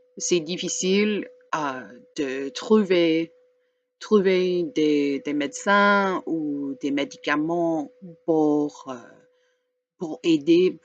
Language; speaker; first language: French; non-native, learner; English